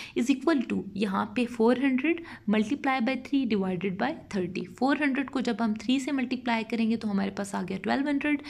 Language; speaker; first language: Urdu; non-native, local second language; Punjabi